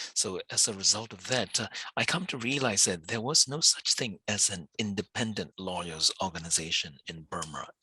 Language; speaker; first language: English; non-native, fluent; Burmese